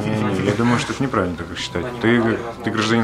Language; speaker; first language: Russian; native; Russian